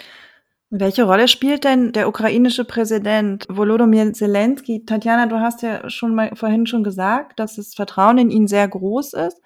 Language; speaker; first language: German; native; German